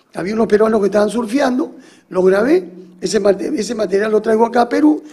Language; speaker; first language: Spanish; native; Spanish